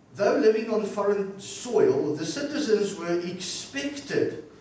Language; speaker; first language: English; non-native, local second language; Afrikaans